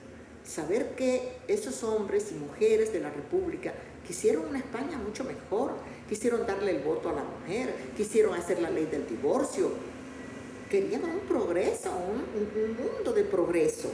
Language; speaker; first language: Spanish; native; Spanish